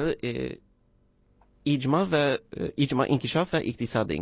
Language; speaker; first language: Turkish; non-native, learner; English